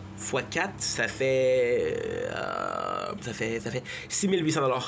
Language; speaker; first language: French; native; French